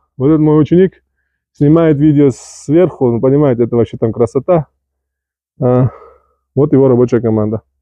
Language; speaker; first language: Russian; non-native, local second language; Uzbek